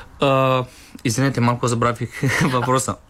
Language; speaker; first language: Bulgarian; non-native, learner; Romanian